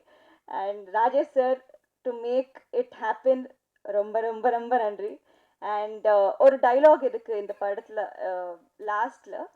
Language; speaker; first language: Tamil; non-native, learner; Telugu